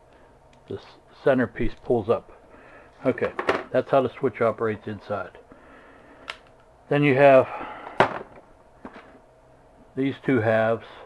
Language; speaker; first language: English; native; English